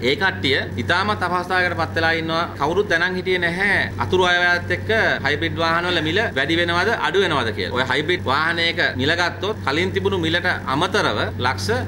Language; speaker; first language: Sinhala; native; Sinhala